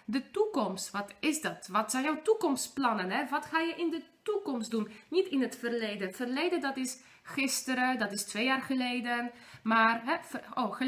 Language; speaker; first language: Dutch; non-native, fluent; Polish